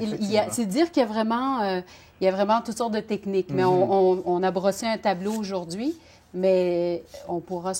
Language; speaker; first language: French; native; French